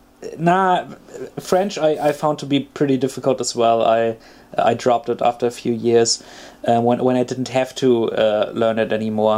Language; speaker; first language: English; non-native, fluent; German